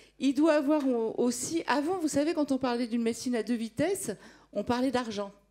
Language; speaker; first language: French; native; French